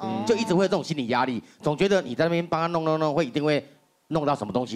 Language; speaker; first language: Chinese; native; Chinese